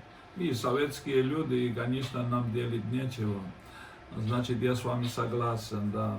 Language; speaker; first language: Russian; non-native, fluent; Georgian